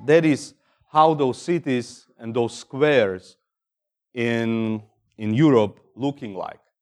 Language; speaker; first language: English; non-native, fluent; Slovak